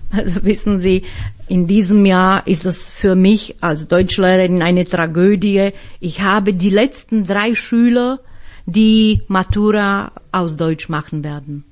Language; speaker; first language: German; non-native, fluent; Slovak